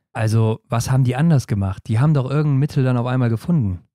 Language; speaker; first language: German; native; German